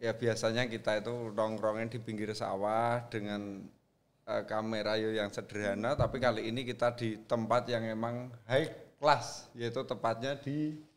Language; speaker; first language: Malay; non-native, local second language; Javanese